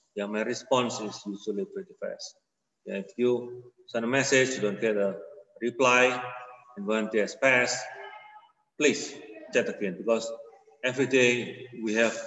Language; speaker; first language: English; non-native, fluent; Indonesian